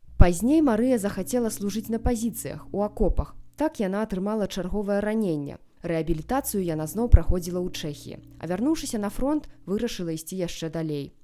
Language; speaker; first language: Belarusian; native; Belarusian